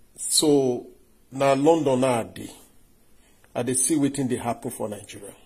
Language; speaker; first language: Nigerian Pidgin; non-native, local second language; Yoruba